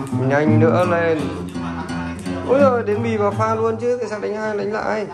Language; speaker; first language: Vietnamese; native; Vietnamese